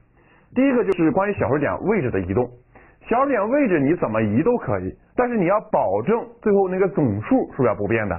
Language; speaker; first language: Chinese; native; Chinese